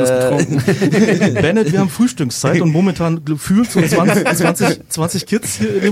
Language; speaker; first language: German; native; German